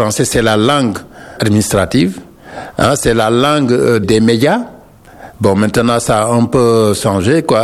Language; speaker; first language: French; non-native, local second language; Wolof